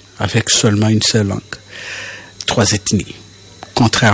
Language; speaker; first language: French; non-native, local second language; Kinyarwanda